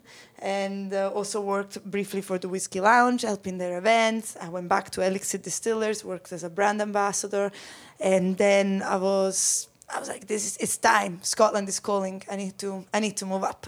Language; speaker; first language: English; non-native, fluent; Italian